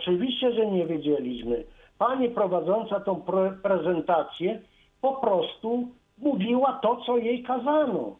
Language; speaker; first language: Polish; native; Polish